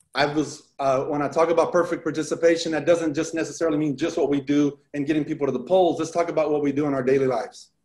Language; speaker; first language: English; early bilingual, other home language; Spanish